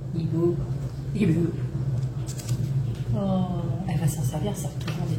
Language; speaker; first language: French; native; French